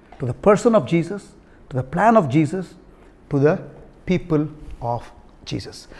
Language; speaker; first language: English; non-native, local second language; Tamil